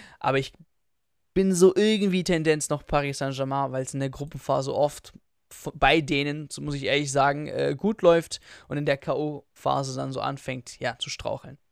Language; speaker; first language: German; early bilingual, other home language; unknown